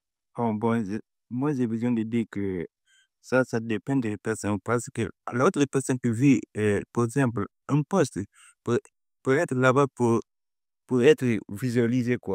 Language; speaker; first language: French; non-native, learner; Portuguese